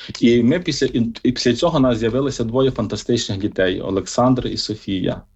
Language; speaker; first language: Ukrainian; native; Ukrainian